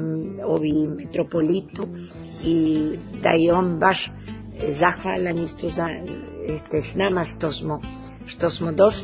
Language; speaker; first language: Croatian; early bilingual, heritage; Serbian